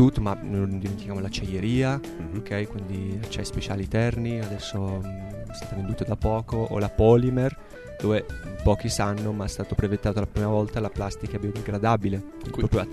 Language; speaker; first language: Italian; non-native, fluent; Arabic